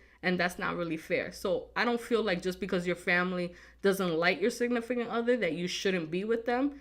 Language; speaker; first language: English; native; English